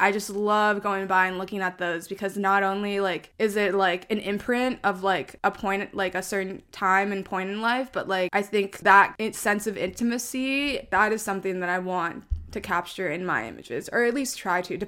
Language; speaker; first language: English; early bilingual, other home language; Spanish